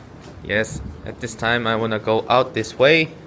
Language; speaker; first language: English; non-native, learner; Korean